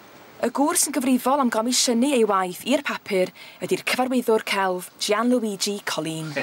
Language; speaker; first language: Welsh; native; Welsh